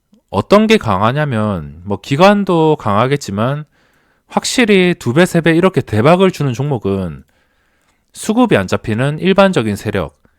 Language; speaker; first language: Korean; native; Korean